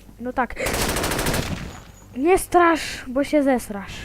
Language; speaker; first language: Polish; native; Polish